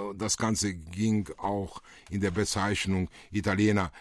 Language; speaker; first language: German; early bilingual, other home language; Italian